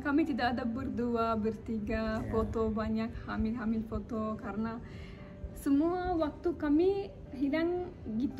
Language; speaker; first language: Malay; non-native, learner; Turkish